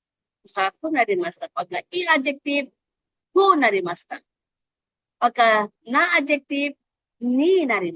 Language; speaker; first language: Japanese; non-native, fluent; Filipino